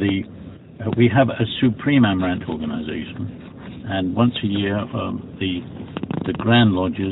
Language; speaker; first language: English; native; English